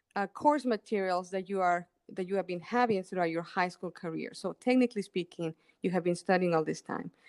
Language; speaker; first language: English; non-native, fluent; Spanish